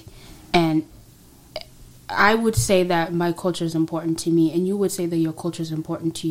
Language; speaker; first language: English; non-native, local second language; Swahili